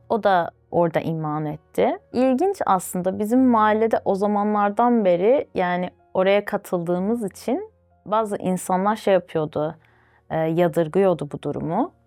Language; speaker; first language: Turkish; early bilingual, other home language; Azerbaijani